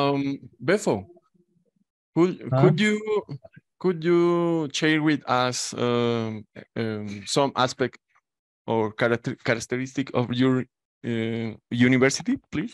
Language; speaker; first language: English; non-native, fluent; Spanish